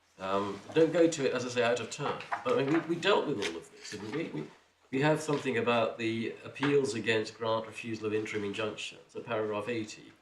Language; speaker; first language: English; native; English